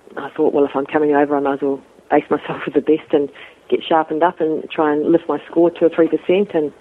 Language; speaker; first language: English; native; English